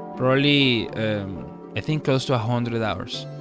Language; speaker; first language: English; early bilingual, other home language; Spanish